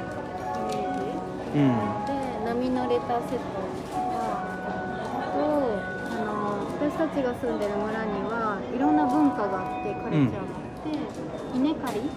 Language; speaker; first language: Japanese; native; Japanese